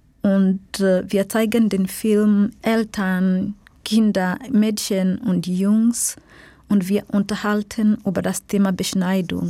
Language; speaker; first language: German; non-native, fluent; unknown